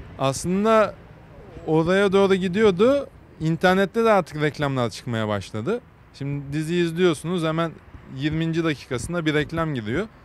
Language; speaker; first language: Turkish; native; Turkish